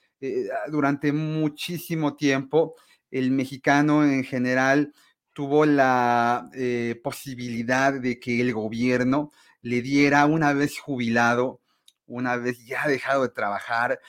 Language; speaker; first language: Spanish; native; Spanish